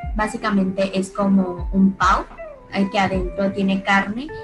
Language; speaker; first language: Spanish; early bilingual, other home language; Chinese